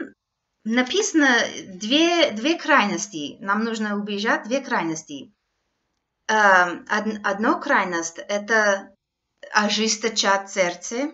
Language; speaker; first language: Russian; non-native, fluent; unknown